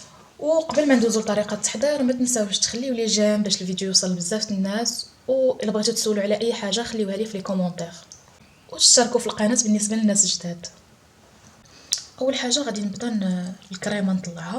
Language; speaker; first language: Arabic; native; Arabic